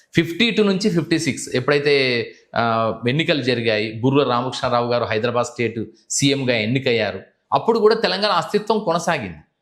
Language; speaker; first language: Telugu; native; Telugu